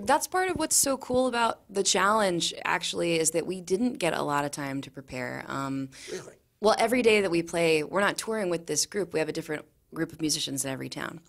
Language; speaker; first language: English; native; English